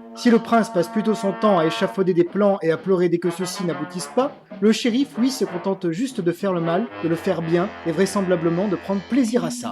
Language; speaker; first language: French; native; French